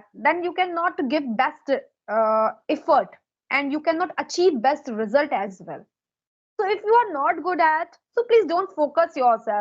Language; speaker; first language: English; non-native, local second language; Hindi